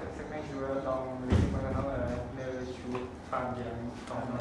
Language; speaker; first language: French; non-native, learner; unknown